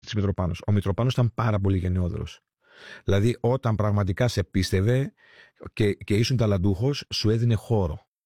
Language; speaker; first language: Greek; early bilingual, heritage; Greek